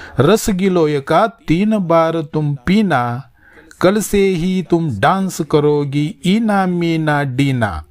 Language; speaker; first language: Hindi; non-native, local second language; Marathi